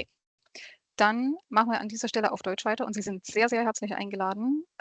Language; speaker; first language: German; native; German